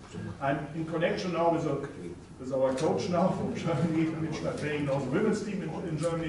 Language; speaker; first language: English; non-native, fluent; German